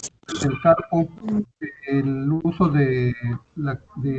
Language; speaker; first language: Spanish; native; Spanish